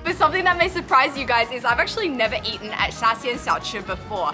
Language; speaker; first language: English; native; English